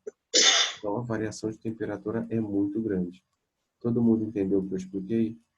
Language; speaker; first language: Portuguese; native; Portuguese